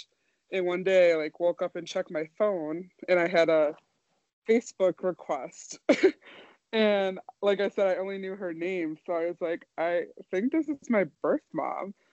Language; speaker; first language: English; native; English